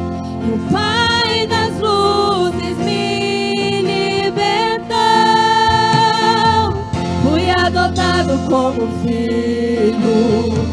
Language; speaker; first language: Portuguese; native; Portuguese